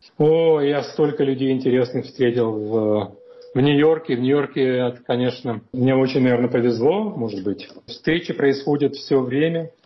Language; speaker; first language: Russian; native; Russian